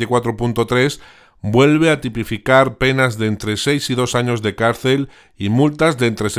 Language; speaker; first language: Spanish; native; Spanish